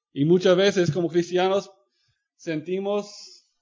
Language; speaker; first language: Spanish; non-native, fluent; English